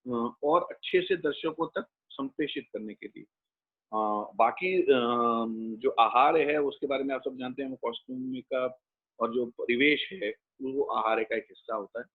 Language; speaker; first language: Hindi; native; Hindi